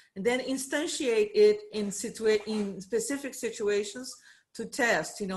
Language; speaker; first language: English; non-native, fluent; Portuguese